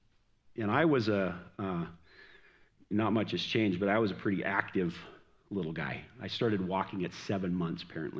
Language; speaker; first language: English; native; English